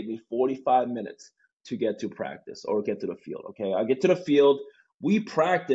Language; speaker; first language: English; non-native, fluent; Korean